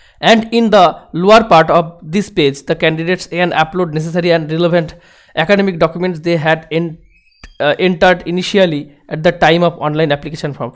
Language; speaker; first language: English; non-native, local second language; Bangla